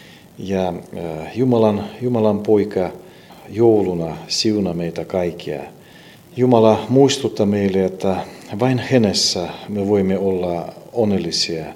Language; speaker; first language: Finnish; non-native, fluent; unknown